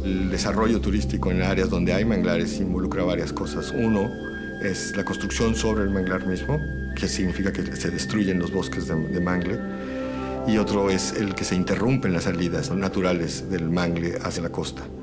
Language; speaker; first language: Spanish; native; Spanish